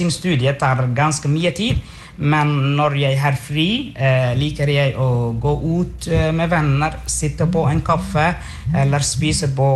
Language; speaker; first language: Norwegian; non-native, fluent; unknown